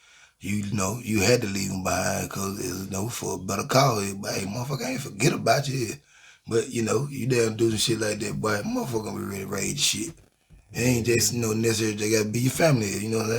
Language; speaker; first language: English; native; English